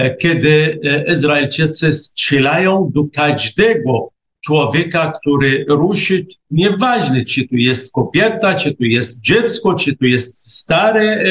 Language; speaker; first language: Polish; non-native, fluent; Arabic